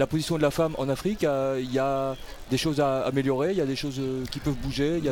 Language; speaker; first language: French; native; French